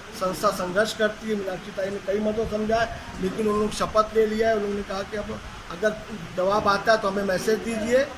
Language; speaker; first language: Hindi; non-native, local second language; Marathi